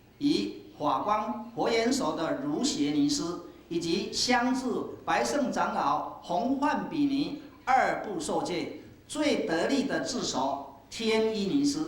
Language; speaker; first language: Chinese; native; Chinese